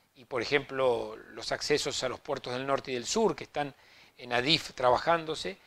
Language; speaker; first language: Spanish; native; Spanish